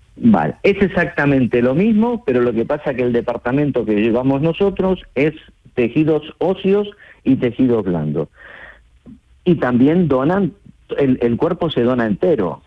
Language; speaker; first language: Spanish; native; Spanish